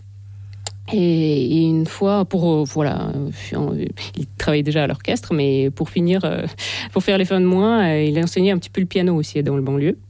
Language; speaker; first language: French; non-native, fluent; Russian